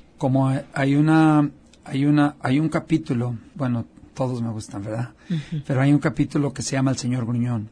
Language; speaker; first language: Spanish; early bilingual, heritage; Spanish